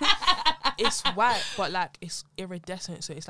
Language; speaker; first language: English; non-native, local second language; French